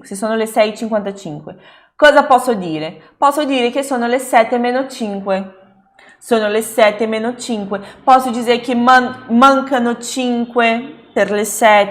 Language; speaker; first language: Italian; non-native, fluent; Portuguese